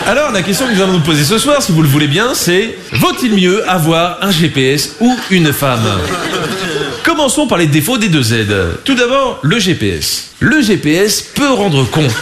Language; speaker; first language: French; native; French